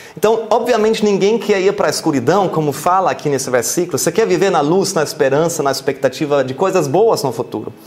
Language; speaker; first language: Portuguese; non-native, fluent; German